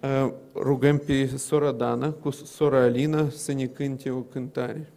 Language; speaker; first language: Romanian; non-native, local second language; Russian